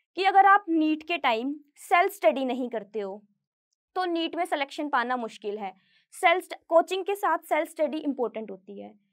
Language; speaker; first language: Hindi; native; Hindi